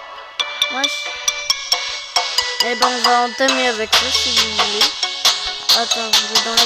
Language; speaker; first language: French; native; French